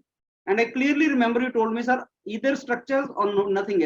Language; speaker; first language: English; non-native, local second language; Hindi